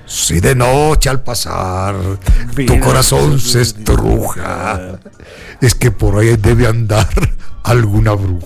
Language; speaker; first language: Spanish; native; Spanish